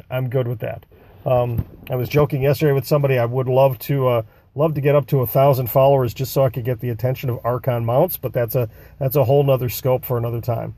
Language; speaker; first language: English; native; English